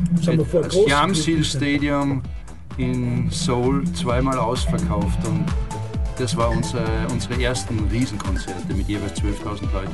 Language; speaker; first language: German; native; German